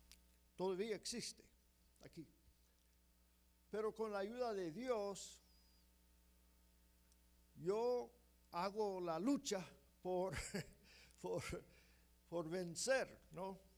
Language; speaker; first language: Spanish; non-native, fluent; English